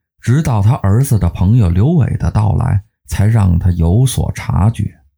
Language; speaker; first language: Chinese; native; Chinese